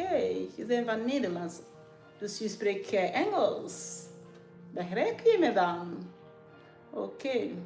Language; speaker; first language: Dutch; non-native, learner; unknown